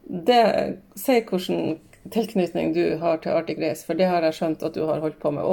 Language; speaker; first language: Norwegian; native; Norwegian